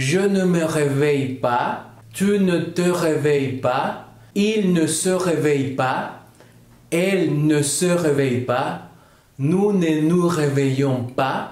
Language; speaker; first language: French; non-native, learner; Spanish